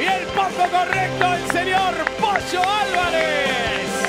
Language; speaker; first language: Spanish; native; Spanish